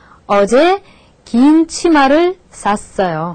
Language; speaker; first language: Korean; non-native, fluent; Russian